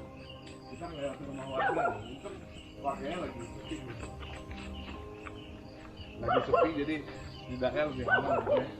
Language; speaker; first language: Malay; non-native, local second language; Balinese